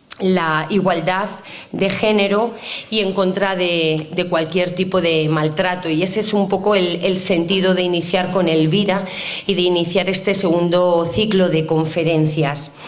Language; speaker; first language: Spanish; native; Spanish